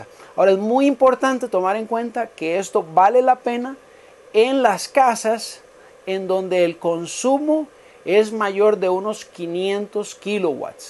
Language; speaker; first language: Spanish; native; Spanish